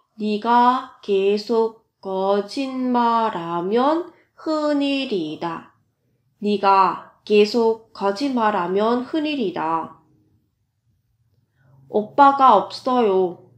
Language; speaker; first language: Korean; non-native, fluent; Vietnamese